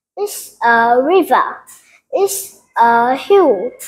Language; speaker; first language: English; non-native, learner; Vietnamese